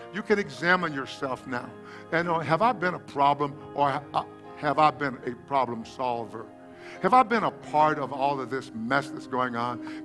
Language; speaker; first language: English; native; English